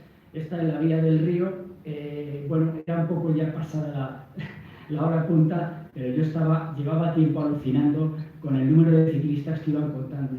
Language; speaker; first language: Spanish; native; Spanish